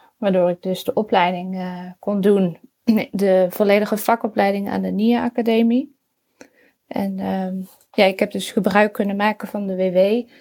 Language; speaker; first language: Dutch; native; Dutch